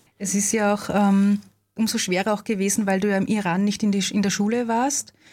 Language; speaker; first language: German; native; German